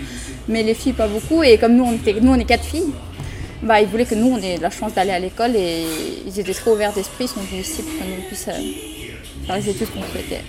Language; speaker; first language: French; early bilingual, other home language; Romanian